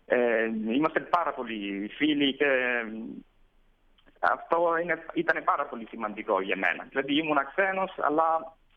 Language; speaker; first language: Greek; non-native, fluent; Italian